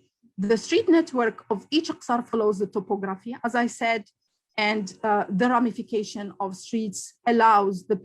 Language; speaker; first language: English; non-native, local second language; Arabic